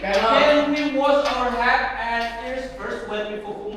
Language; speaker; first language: English; non-native, fluent; Indonesian